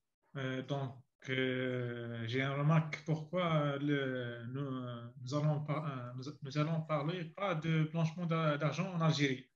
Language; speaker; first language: French; non-native, learner; Arabic